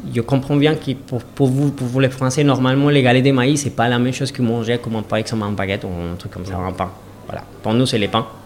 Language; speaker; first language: French; non-native, learner; Spanish